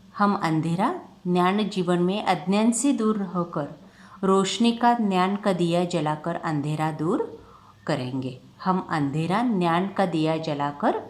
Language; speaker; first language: Hindi; non-native, local second language; Marathi